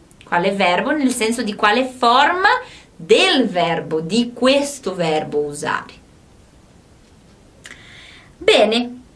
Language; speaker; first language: Italian; non-native, fluent; Portuguese